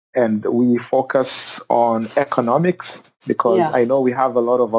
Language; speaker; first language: English; non-native, local second language; Kinyarwanda